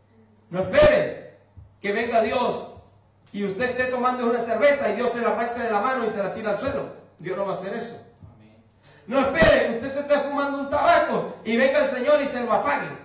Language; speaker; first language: Spanish; native; Spanish